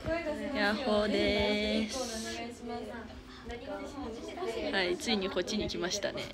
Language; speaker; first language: Japanese; native; Japanese